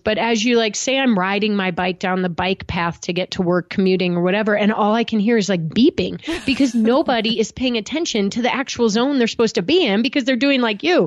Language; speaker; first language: English; native; English